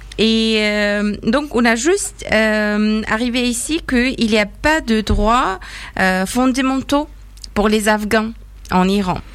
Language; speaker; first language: French; non-native, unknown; Persian